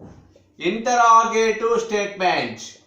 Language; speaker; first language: English; non-native, local second language; Telugu